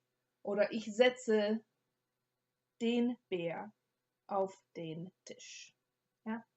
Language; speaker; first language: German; non-native, fluent; English